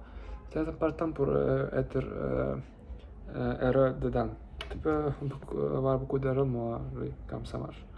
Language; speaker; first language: French; non-native, learner; Russian